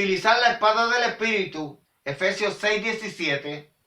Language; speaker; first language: Spanish; native; Spanish